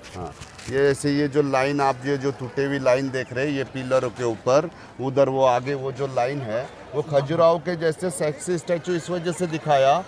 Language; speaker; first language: Hindi; non-native, local second language; Marathi